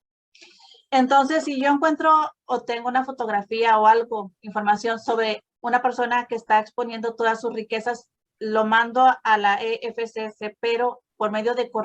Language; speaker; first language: Spanish; native; Spanish